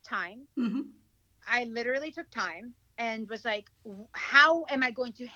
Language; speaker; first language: English; early bilingual, other home language; Hiligaynon